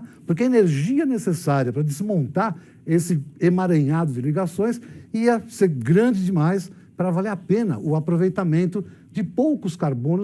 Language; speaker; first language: Portuguese; native; Portuguese